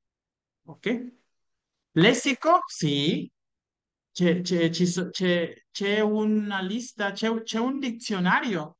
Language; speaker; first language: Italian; non-native, fluent; Spanish